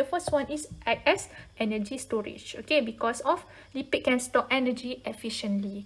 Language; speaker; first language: English; non-native, local second language; Malay